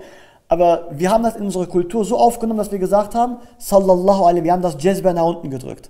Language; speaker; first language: German; early bilingual, other home language; Turkish